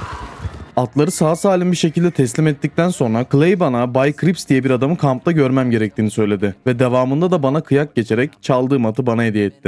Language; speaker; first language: Turkish; native; Turkish